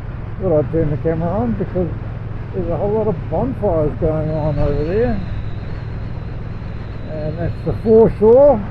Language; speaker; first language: English; native; English